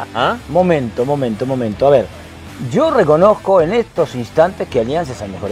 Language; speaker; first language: Spanish; native; Spanish